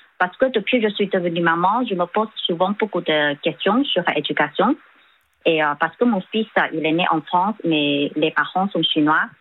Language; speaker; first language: French; non-native, fluent; Chinese